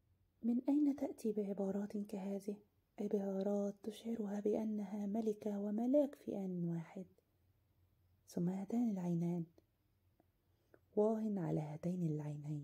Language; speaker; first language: Arabic; native; Arabic